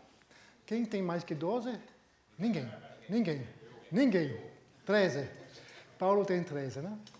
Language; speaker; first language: Portuguese; non-native, fluent; French